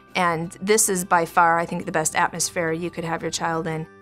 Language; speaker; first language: English; native; English